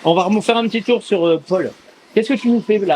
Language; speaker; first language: French; native; French